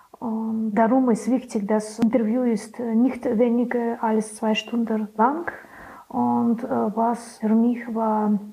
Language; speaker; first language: German; non-native, learner; Belarusian